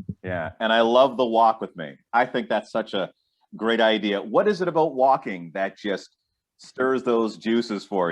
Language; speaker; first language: English; native; English